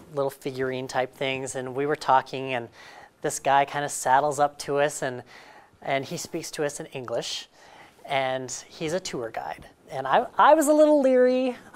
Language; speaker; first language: English; native; English